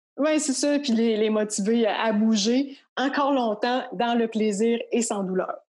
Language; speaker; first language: French; native; French